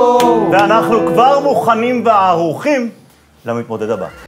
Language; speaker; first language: Hebrew; native; Hebrew